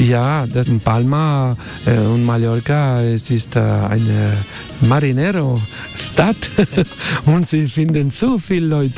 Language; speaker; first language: German; non-native, learner; Spanish